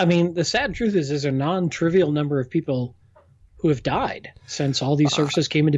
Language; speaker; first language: English; native; English